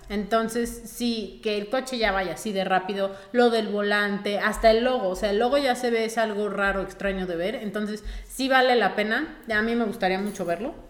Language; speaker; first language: Spanish; native; Spanish